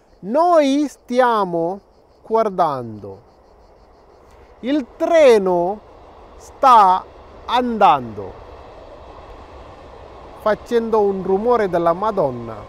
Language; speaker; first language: Italian; non-native, fluent; Tamil